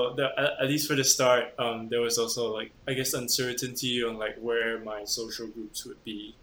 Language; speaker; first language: English; native; English